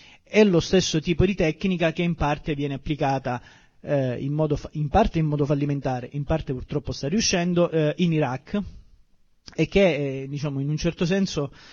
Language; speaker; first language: Italian; native; Italian